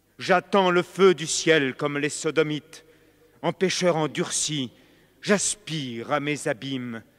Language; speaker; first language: French; native; French